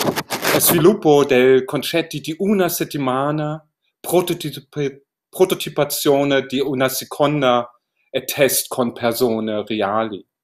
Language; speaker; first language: Italian; non-native, learner; German